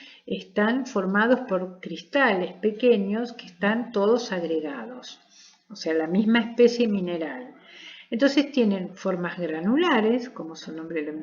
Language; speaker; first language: Spanish; native; Spanish